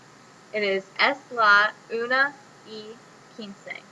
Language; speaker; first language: Spanish; non-native, learner; English